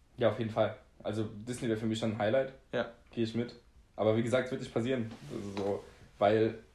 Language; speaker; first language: German; native; German